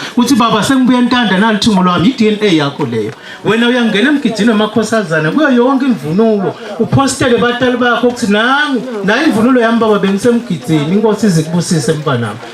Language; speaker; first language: Zulu; non-native, local second language; Swati